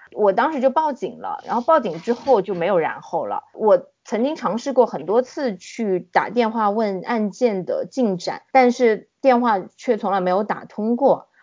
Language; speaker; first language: Chinese; native; Chinese